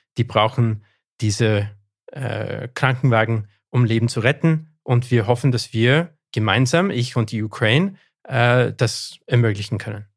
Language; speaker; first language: German; non-native, fluent; English